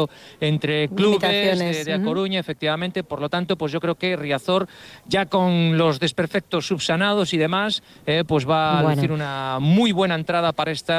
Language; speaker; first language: Spanish; native; Spanish